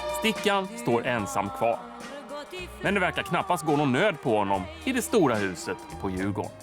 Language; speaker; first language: Swedish; native; Swedish